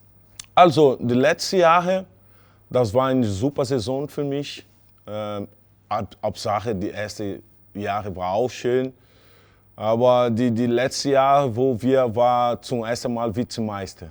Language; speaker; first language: German; non-native, fluent; Portuguese